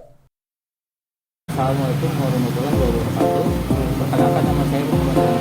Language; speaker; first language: Indonesian; native; Indonesian